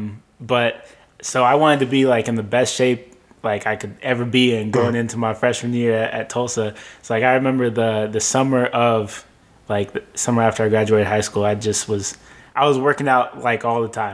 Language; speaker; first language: English; native; English